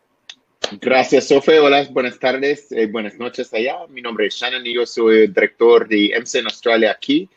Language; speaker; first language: Spanish; non-native, learner; English